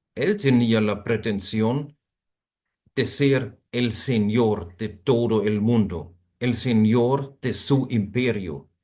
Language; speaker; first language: Spanish; non-native, fluent; German